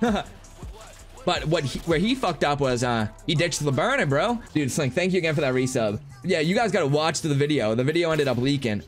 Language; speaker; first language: English; native; English